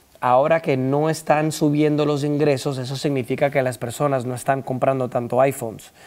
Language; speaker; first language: Spanish; early bilingual, heritage; Spanish